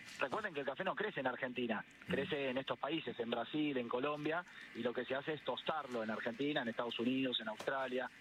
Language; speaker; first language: Spanish; native; Spanish